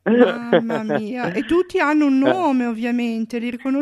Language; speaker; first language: Italian; native; Italian